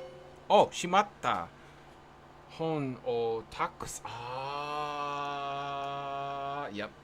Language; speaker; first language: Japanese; non-native, learner; English